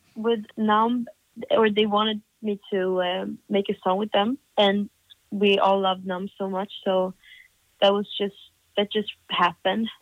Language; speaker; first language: English; non-native, fluent; Swedish